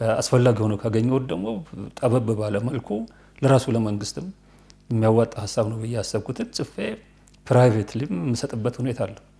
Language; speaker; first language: Amharic; native; Amharic